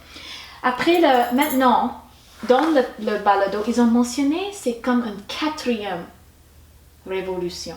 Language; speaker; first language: French; non-native, fluent; English